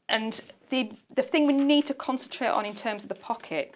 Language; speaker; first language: English; native; English